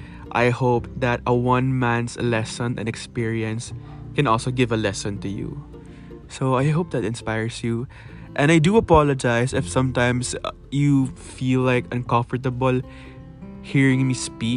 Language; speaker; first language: English; non-native, local second language; Filipino